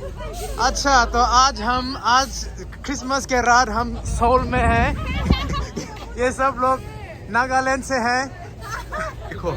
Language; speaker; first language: Hindi; non-native, local second language; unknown